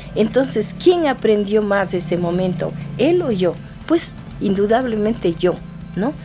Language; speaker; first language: Spanish; native; Spanish